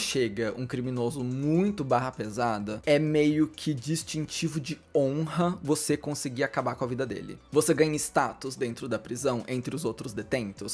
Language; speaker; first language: Portuguese; native; Portuguese